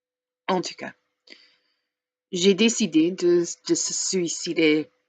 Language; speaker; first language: French; non-native, learner; English